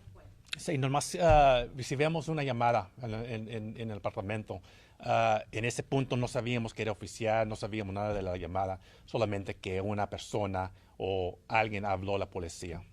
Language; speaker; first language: Spanish; early bilingual, heritage; Spanish